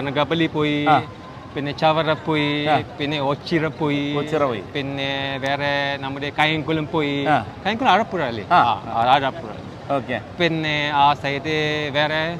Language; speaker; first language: Malayalam; non-native, learner; Chinese